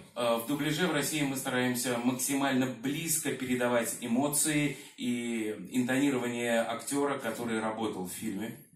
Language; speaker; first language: Russian; native; Russian